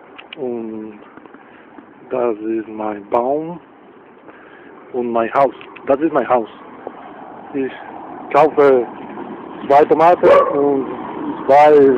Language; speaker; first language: German; non-native, learner; Spanish